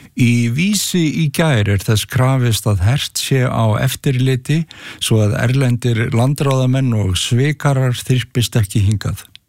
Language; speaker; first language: Icelandic; native; Icelandic